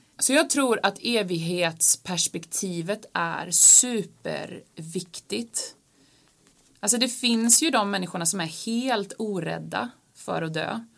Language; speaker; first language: Swedish; native; Swedish